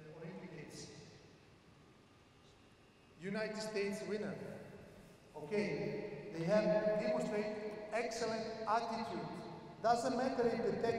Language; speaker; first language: English; non-native, learner; Italian